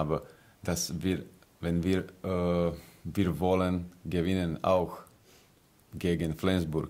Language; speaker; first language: German; non-native, learner; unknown